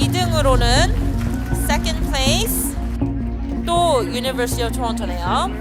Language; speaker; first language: Korean; native; Korean